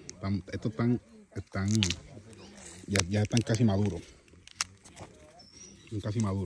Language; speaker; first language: Spanish; native; Spanish